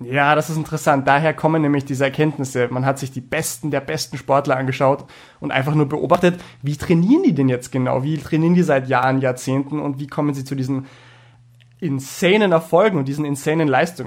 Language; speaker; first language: German; native; German